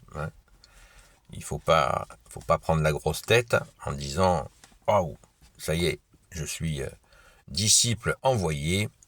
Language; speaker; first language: French; native; French